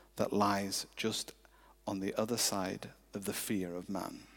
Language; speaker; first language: English; native; English